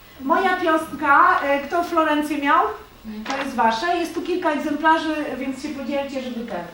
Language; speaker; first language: Polish; native; Polish